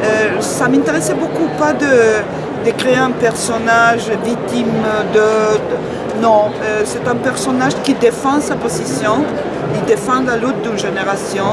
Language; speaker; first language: French; non-native, fluent; Spanish